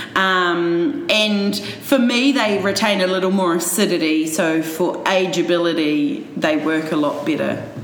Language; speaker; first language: English; native; English